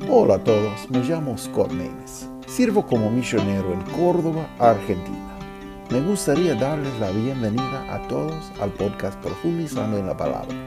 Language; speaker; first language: Spanish; non-native, fluent; English